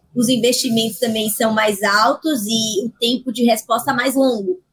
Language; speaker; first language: Portuguese; native; Portuguese